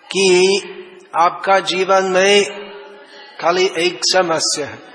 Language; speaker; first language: Hindi; non-native, fluent; English